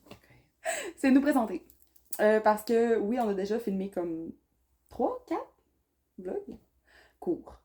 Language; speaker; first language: French; native; French